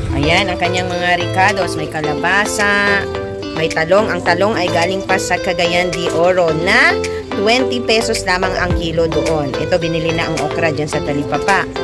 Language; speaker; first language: Filipino; non-native, local second language; Cebuano